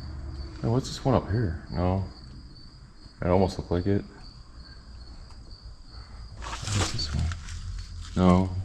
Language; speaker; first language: English; native; English